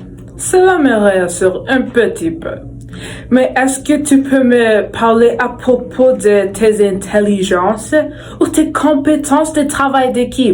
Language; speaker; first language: French; non-native, learner; English